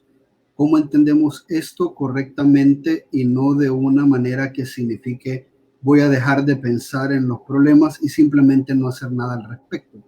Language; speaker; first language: Spanish; native; Spanish